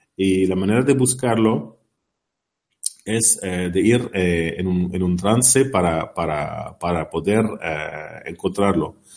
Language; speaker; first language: Spanish; non-native, learner; Arabic